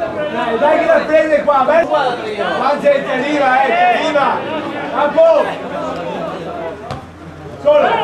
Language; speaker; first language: Italian; native; Italian